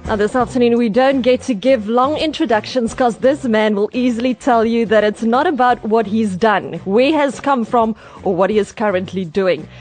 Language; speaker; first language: English; non-native, local second language; Afrikaans